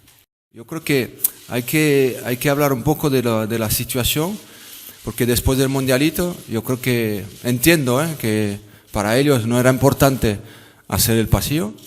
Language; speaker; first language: Spanish; non-native, fluent; French